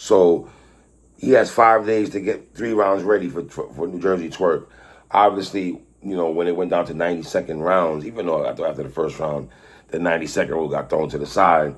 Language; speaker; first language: English; native; English